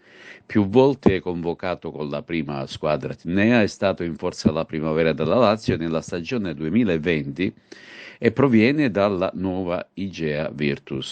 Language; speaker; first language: Italian; native; Italian